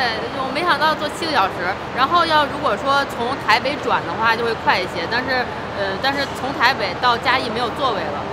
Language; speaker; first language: Chinese; native; Chinese